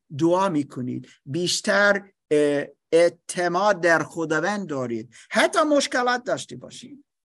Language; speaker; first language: Persian; non-native, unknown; English